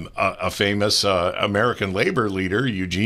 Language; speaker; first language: English; native; English